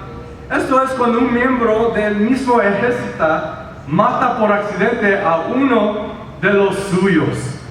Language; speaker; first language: Spanish; early bilingual, heritage; Spanish